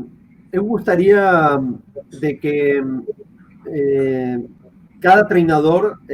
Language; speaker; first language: Portuguese; non-native, fluent; Spanish